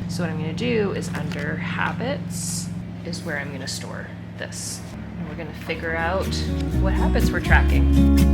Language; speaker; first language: English; native; English